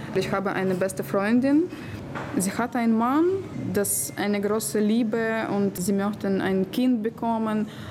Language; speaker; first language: German; non-native, learner; Ukrainian